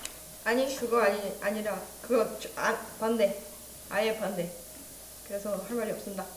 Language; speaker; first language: Korean; early bilingual, heritage; Korean